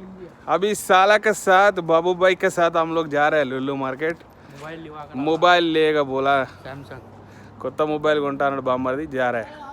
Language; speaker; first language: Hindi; non-native, local second language; Telugu